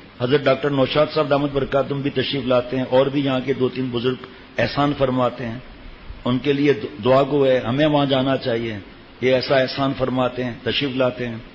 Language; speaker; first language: Urdu; native; Urdu